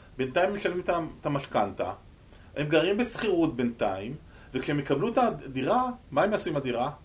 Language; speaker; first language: Hebrew; native; Hebrew